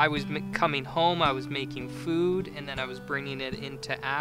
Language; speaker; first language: English; native; English